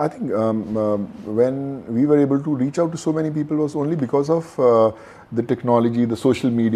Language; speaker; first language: English; non-native, local second language; Punjabi